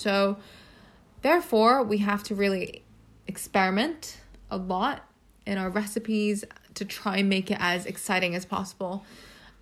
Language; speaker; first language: English; non-native, local second language; Cantonese